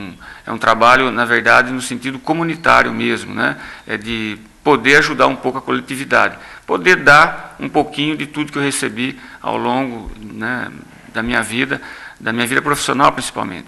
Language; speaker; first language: Portuguese; native; Portuguese